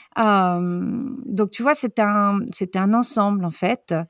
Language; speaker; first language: French; native; French